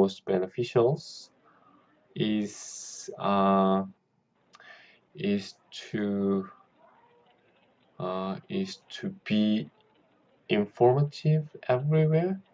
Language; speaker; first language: English; non-native, learner; Korean